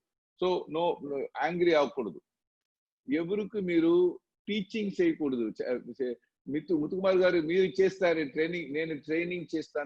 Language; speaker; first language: Telugu; non-native, local second language; Tamil